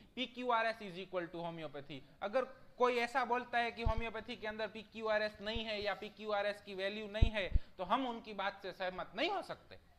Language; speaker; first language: Hindi; non-native, local second language; Gujarati